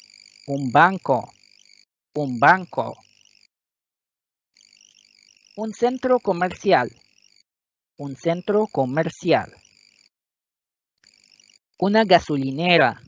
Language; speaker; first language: Spanish; non-native, fluent; Arabic